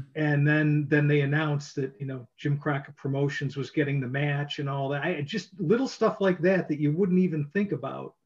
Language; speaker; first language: English; native; English